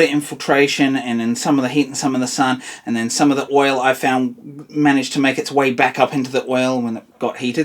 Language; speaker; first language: English; native; English